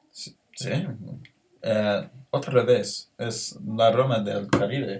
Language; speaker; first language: Spanish; non-native, learner; English